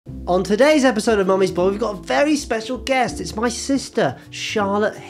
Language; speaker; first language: English; native; English